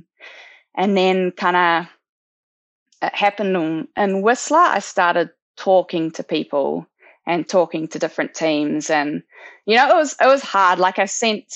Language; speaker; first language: English; native; English